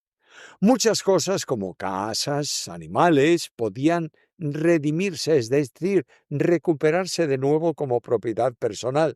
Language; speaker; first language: Spanish; native; Spanish